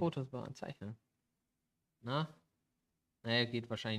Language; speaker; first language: German; native; German